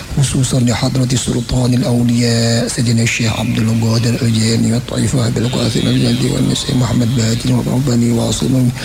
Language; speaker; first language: Arabic; non-native, fluent; Javanese